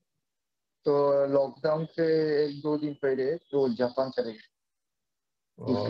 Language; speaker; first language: Hindi; non-native, fluent; Japanese